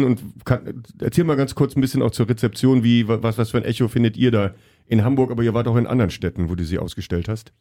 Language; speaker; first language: German; native; German